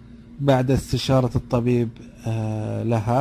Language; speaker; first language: Arabic; native; Arabic